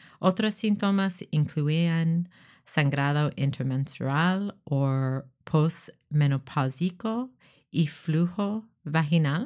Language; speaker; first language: Spanish; non-native, learner; English